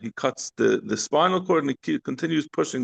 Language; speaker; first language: English; native; English